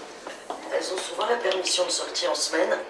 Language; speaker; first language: French; native; French